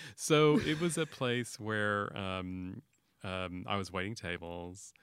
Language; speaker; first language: English; native; English